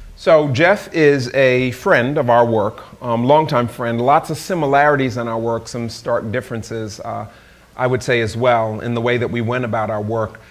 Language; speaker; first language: English; native; English